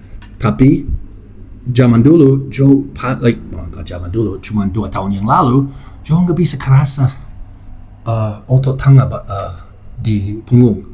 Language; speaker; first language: Indonesian; non-native, fluent; English